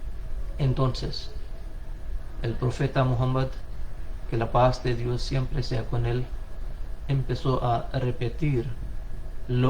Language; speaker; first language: Spanish; non-native, fluent; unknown